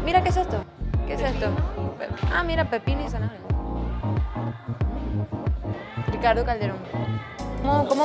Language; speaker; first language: Spanish; early bilingual, other home language; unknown